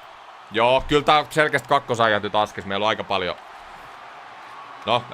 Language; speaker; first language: Finnish; native; Finnish